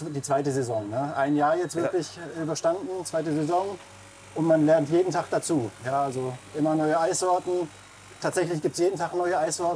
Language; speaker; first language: German; native; German